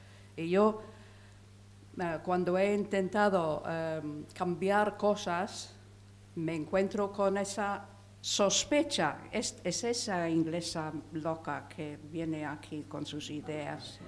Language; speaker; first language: Spanish; non-native, fluent; English